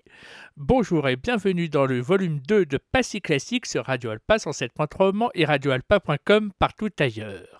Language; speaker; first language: French; native; French